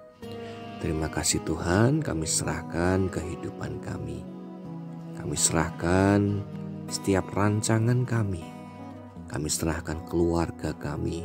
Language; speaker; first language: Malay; non-native, local second language; Javanese